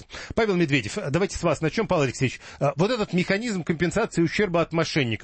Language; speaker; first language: Russian; native; Russian